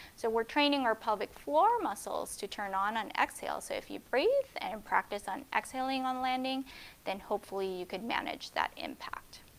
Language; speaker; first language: English; native; English